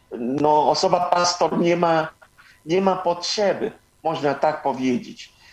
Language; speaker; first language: Polish; non-native, fluent; Igbo